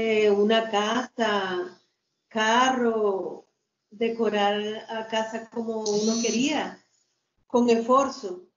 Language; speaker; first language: Portuguese; non-native, learner; Spanish